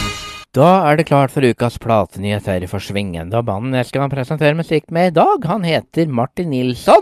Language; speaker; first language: Norwegian; native; Norwegian